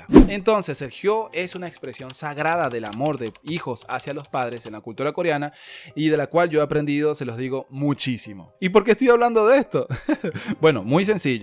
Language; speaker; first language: Spanish; native; Spanish